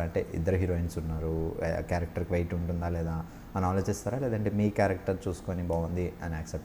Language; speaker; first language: Telugu; native; Telugu